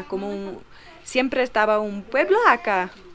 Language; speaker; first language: Spanish; non-native, learner; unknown